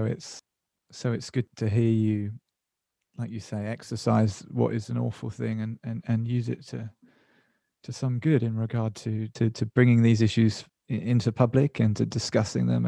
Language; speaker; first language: English; native; English